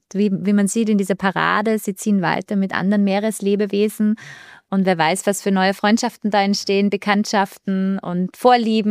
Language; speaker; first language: German; native; German